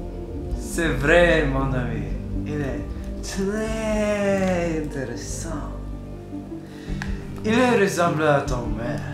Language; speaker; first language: French; non-native, learner; English